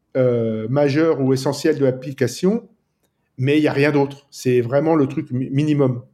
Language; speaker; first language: French; native; French